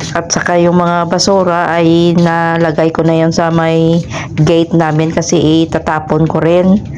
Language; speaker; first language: Filipino; non-native, local second language; Hiligaynon